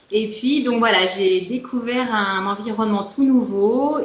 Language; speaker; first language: French; native; French